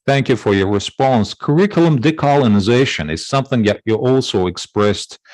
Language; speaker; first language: English; non-native, fluent; Azerbaijani